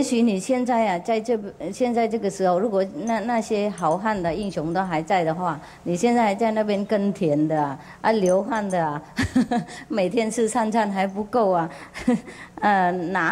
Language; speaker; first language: Chinese; non-native, fluent; Vietnamese